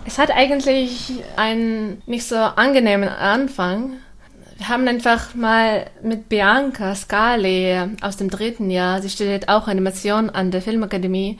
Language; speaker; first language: German; non-native, fluent; Russian